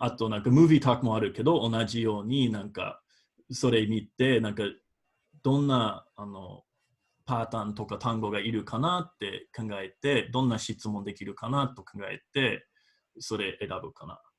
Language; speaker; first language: Japanese; non-native, fluent; English